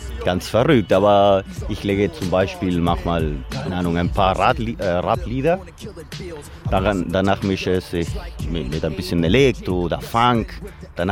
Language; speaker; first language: German; non-native, learner; Spanish